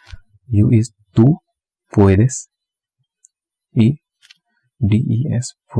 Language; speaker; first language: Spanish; non-native, learner; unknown